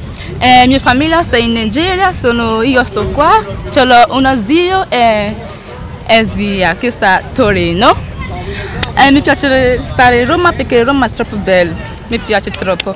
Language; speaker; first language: Italian; non-native, learner; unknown